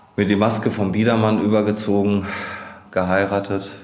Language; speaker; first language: German; native; German